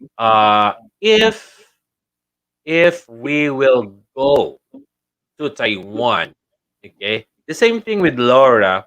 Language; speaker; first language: English; non-native, local second language; Filipino